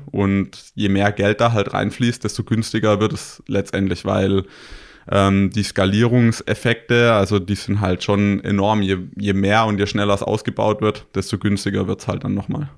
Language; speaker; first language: German; native; German